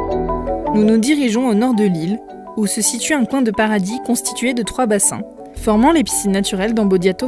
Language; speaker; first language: French; native; French